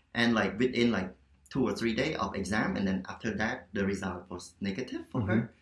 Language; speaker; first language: English; non-native, fluent; Khmer